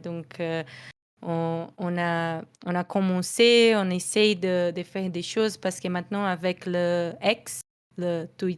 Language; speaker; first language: French; non-native, fluent; Portuguese